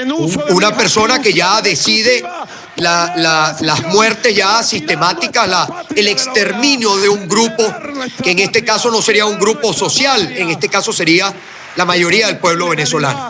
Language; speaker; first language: Spanish; native; Spanish